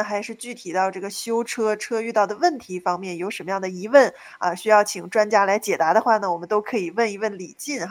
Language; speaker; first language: Chinese; native; Chinese